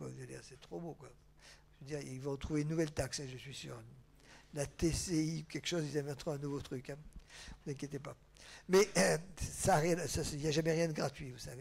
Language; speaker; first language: French; native; French